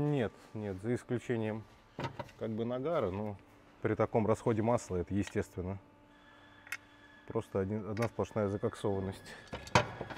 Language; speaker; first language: Russian; native; Russian